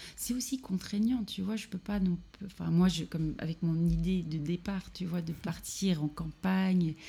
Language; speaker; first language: French; native; French